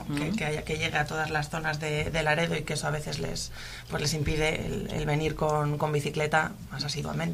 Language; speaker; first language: Spanish; native; Spanish